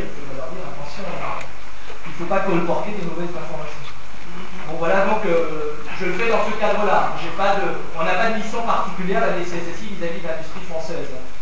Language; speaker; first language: French; native; French